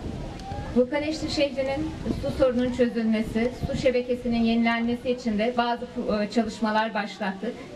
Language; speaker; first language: Turkish; native; Turkish